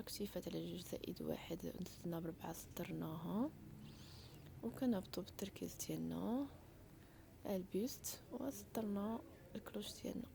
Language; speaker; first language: Arabic; native; Arabic